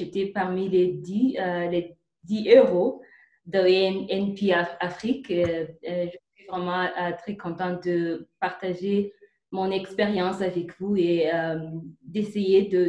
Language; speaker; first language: French; non-native, fluent; Kinyarwanda